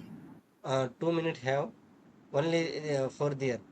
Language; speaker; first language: English; non-native, learner; Urdu